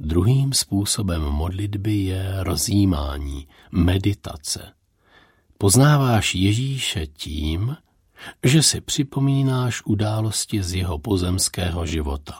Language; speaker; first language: Czech; native; Czech